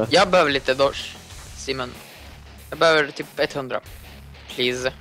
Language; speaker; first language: Swedish; native; Swedish